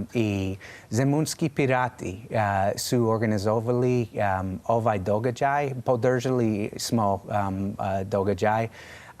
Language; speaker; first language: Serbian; non-native, learner; English